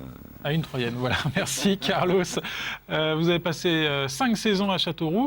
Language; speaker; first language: French; native; French